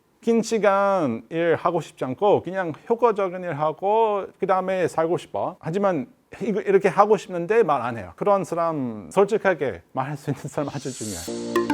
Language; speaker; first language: Korean; non-native, learner; English